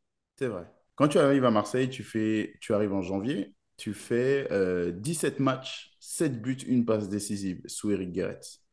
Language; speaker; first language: French; native; French